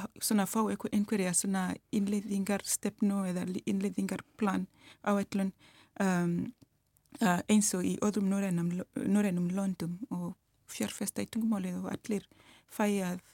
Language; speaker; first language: Icelandic; non-native, learner; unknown